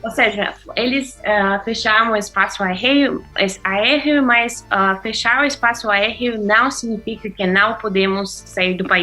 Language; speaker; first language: Portuguese; non-native, fluent; Russian